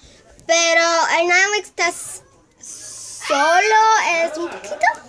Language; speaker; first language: Spanish; early bilingual, heritage; Spanish